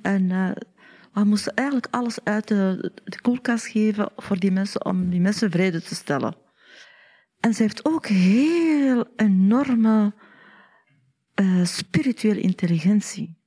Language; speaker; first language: Dutch; non-native, learner; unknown